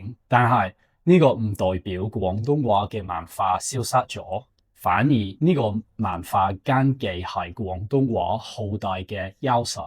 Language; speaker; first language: Cantonese; non-native, fluent; English